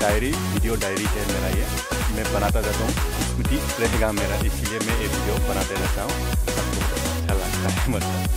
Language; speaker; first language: Hindi; non-native, local second language; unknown